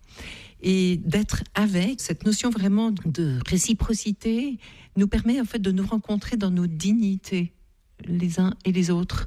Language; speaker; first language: French; native; French